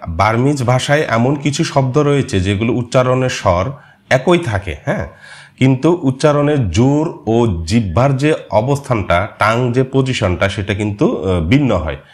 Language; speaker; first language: Bangla; non-native, local second language; Marma